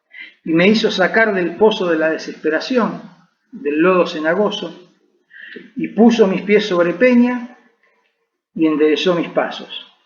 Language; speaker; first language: Spanish; native; Spanish